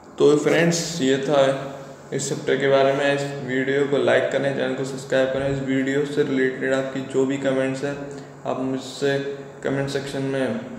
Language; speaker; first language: Hindi; native; Hindi